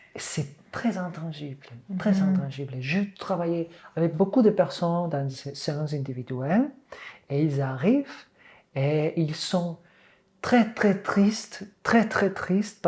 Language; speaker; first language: French; non-native, fluent; Catalan